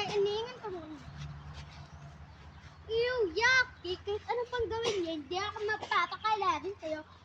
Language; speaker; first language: Filipino; non-native, local second language; Cebuano